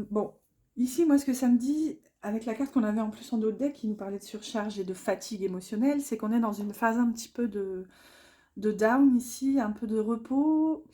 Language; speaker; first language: French; native; French